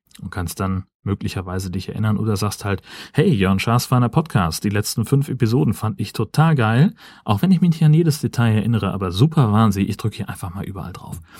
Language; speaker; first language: German; native; German